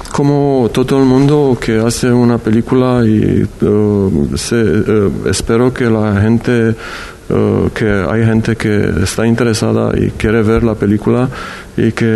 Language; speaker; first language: Spanish; non-native, learner; Romanian